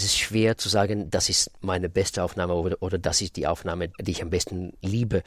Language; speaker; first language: German; non-native, fluent; Russian